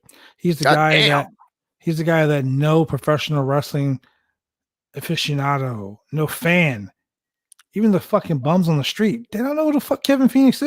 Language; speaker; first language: English; native; English